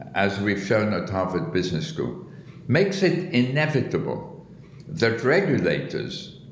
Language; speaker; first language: English; early bilingual, other home language; Arabic